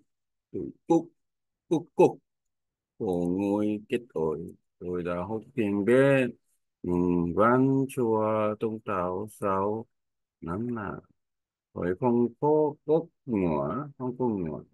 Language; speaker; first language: Vietnamese; non-native, learner; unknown